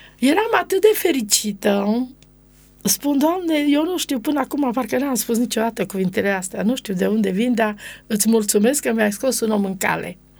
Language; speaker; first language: Romanian; non-native, local second language; Romany